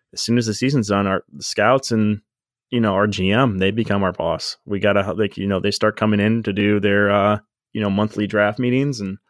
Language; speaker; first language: English; native; English